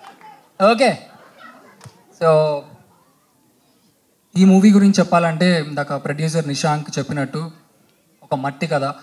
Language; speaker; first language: Telugu; native; Telugu